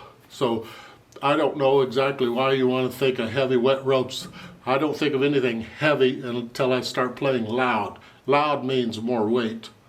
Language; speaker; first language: English; native; English